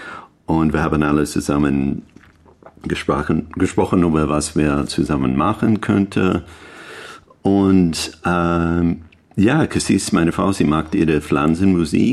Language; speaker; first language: German; non-native, learner; English